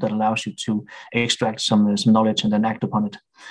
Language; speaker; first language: English; non-native, fluent; Danish